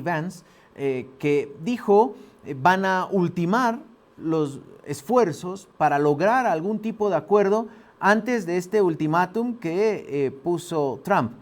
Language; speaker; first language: Spanish; native; Spanish